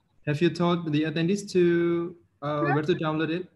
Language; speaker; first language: English; non-native, fluent; Javanese